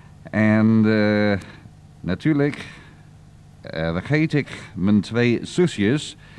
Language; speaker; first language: Dutch; non-native, learner; English